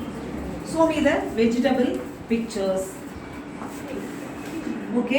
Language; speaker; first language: English; non-native, local second language; Tamil